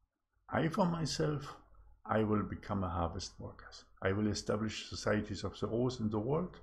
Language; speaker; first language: English; non-native, fluent; German